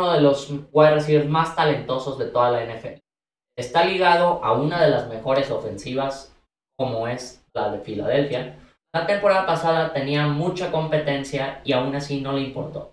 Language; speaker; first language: Spanish; native; Spanish